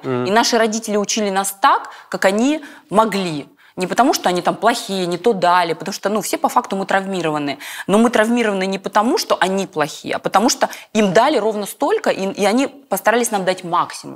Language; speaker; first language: Russian; native; Russian